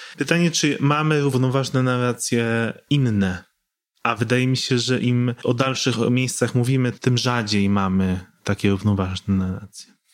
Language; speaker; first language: Polish; native; Polish